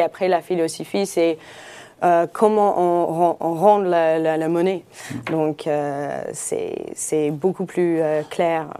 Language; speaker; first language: French; non-native, fluent; English